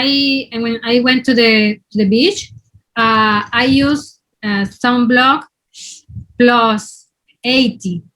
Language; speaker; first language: English; non-native, learner; Spanish